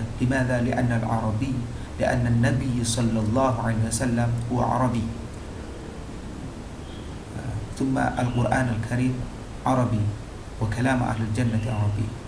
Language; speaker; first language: Arabic; non-native, fluent; Indonesian